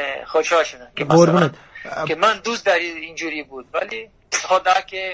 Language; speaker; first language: Persian; non-native, learner; Portuguese